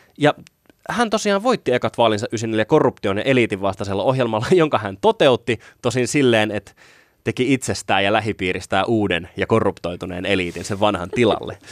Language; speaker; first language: Finnish; native; Finnish